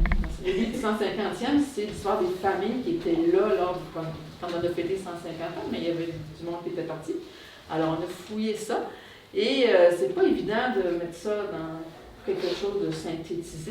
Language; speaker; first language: French; native; French